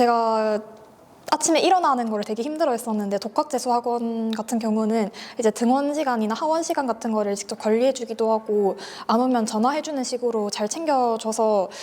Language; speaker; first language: Korean; native; Korean